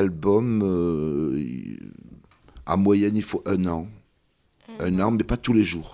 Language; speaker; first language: French; early bilingual, other home language; Kabyle